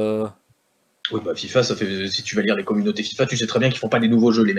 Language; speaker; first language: French; native; French